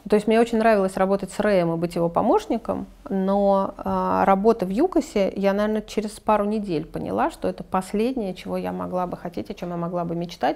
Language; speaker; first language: Russian; native; Russian